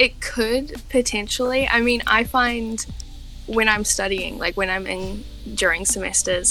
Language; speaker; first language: English; native; English